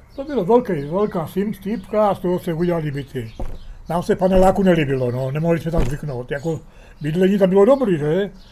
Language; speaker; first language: Czech; early bilingual, heritage; Czech